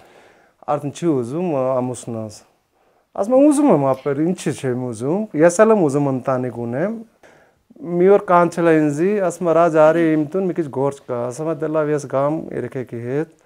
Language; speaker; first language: Armenian; non-native, learner; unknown